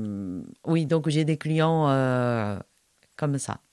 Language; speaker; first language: French; non-native, fluent; Japanese